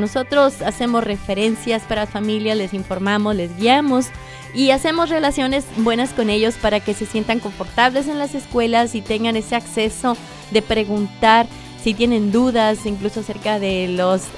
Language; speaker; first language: Spanish; native; Spanish